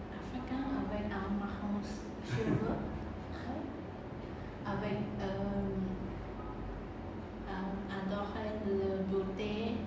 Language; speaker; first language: French; non-native, learner; Khmer